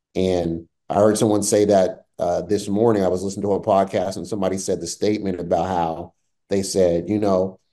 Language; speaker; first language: English; native; English